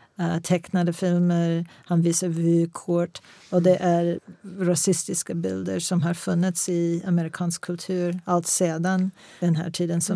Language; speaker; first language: Swedish; non-native, fluent; English